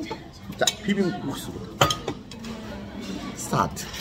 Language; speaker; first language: Korean; native; Korean